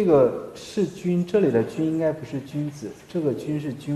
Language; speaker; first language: Chinese; native; Chinese